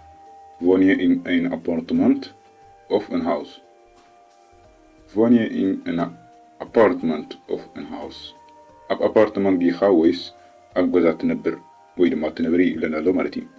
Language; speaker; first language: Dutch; non-native, learner; Tigrinya